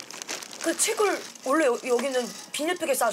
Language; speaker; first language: Korean; native; Korean